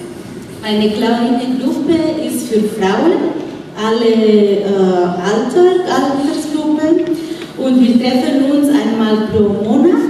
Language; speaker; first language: German; non-native, learner; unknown